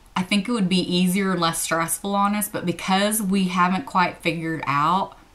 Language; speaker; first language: English; native; English